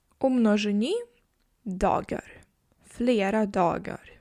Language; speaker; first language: Swedish; non-native, fluent; Ukrainian